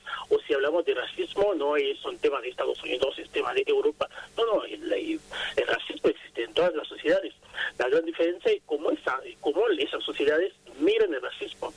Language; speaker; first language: Spanish; non-native, fluent; Haitian Creole